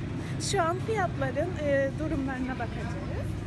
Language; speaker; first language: Turkish; native; Turkish